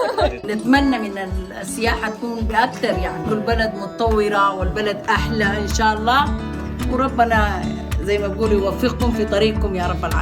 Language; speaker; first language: Arabic; native; Arabic